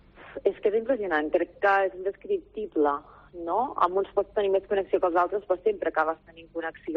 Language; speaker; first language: Catalan; native; Catalan